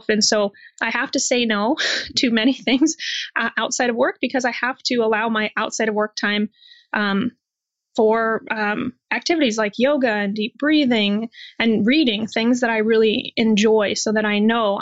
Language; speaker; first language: English; native; English